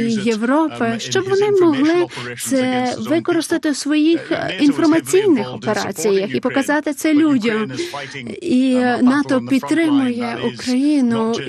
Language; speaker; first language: Ukrainian; non-native, fluent; English